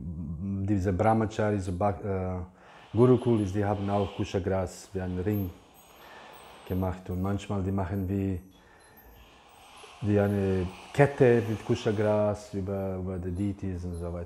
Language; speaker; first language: German; non-native, fluent; English